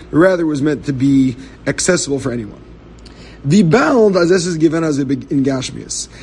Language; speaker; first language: English; native; English